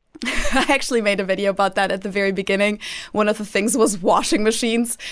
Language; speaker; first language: English; non-native, fluent; German